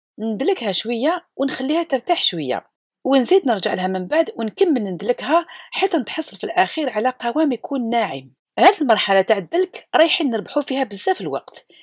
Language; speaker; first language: Arabic; native; Arabic